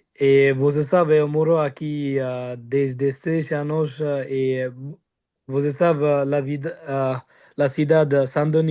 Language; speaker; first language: Portuguese; non-native, learner; Bangla